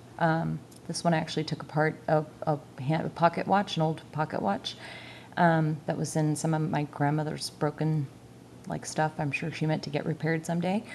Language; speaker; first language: English; native; English